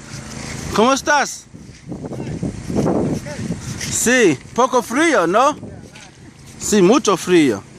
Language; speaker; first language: Spanish; non-native, learner; English